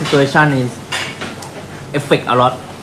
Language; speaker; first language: English; non-native, learner; Thai